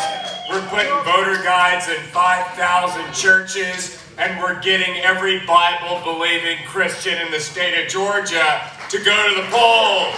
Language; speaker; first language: English; native; English